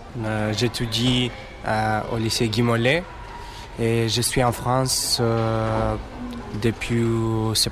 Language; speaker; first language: French; non-native, learner; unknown